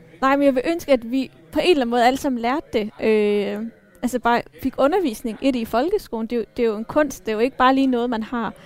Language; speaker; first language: Danish; early bilingual, other home language; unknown